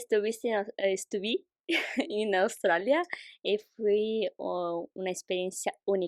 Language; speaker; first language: Spanish; non-native, fluent; Portuguese